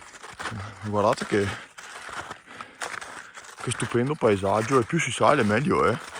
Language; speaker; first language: Italian; native; Italian